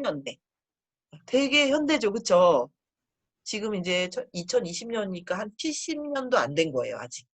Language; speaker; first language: Korean; native; Korean